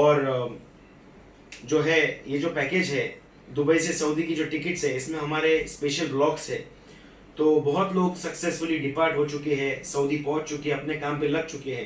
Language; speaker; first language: Hindi; native; Hindi